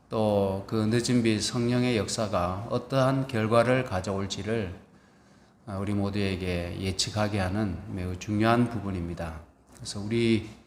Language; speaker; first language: Korean; native; Korean